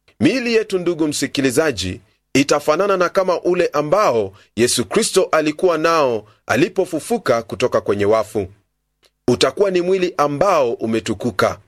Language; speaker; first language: Swahili; non-native, local second language; Luyia